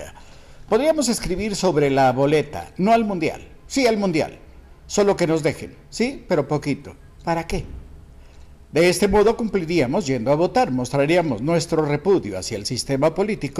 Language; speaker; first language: Spanish; native; Spanish